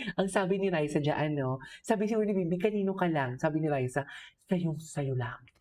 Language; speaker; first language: Filipino; non-native, local second language; Hiligaynon